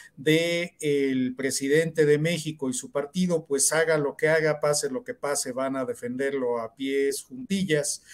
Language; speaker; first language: Spanish; native; Spanish